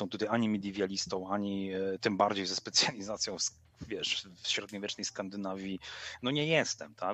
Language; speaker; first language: Polish; native; Polish